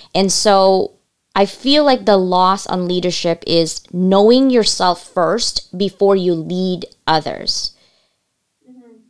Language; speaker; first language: English; early bilingual, other home language; Cebuano